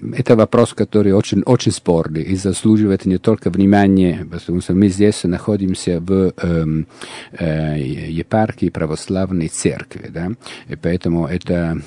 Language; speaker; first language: Russian; non-native, fluent; Italian